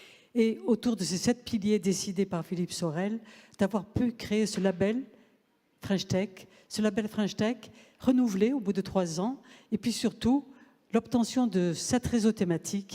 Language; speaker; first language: French; native; French